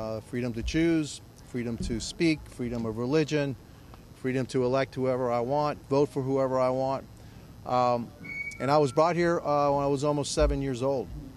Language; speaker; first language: English; early bilingual, other home language; Spanish